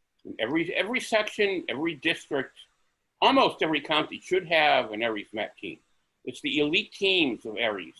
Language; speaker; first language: English; native; English